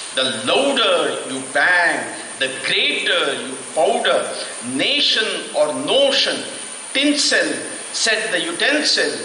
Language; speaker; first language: English; non-native, local second language; Kannada